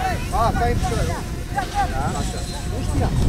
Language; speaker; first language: Romanian; native; Romanian